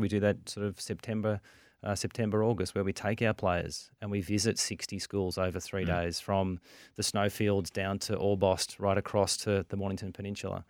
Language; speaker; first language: English; native; English